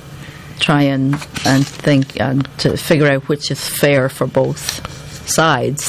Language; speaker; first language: English; native; English